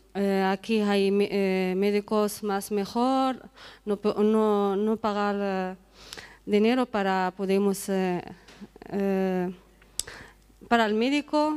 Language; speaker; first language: Spanish; non-native, learner; Arabic